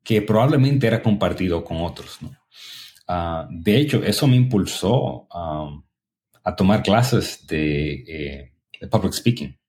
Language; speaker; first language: Spanish; early bilingual, other home language; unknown